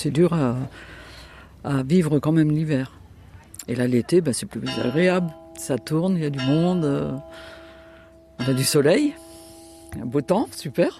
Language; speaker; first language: French; native; French